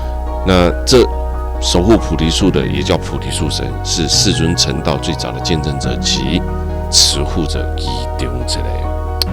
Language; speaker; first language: Chinese; native; Chinese